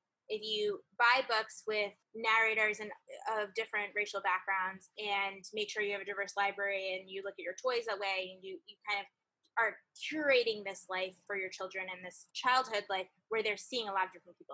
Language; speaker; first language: English; native; English